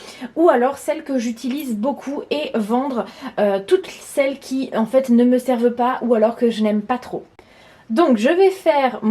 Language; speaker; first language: French; native; French